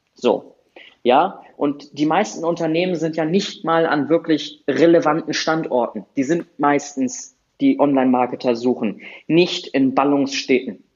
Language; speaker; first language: German; native; German